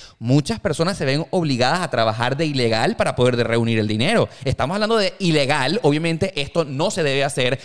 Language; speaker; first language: Spanish; native; Spanish